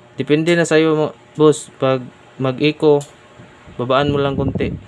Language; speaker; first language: Filipino; non-native, local second language; Cebuano